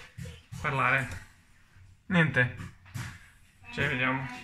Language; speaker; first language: Italian; non-native, learner; Russian